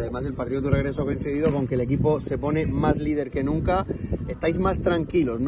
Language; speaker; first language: Spanish; native; Spanish